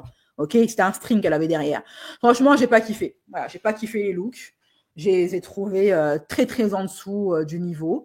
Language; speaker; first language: French; native; French